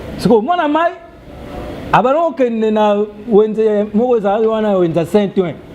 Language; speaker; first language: Lingala; native; Lingala